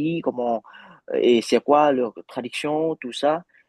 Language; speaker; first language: French; non-native, fluent; Vietnamese